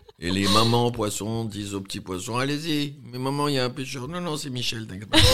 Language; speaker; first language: French; early bilingual, heritage; French